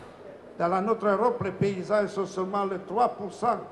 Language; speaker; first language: French; non-native, fluent; Italian